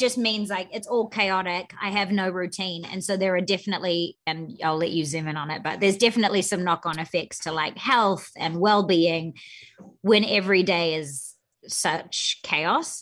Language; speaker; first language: English; native; English